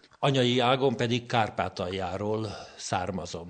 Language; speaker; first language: Hungarian; native; Hungarian